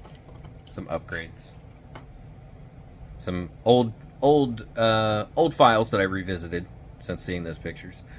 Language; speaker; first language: English; native; English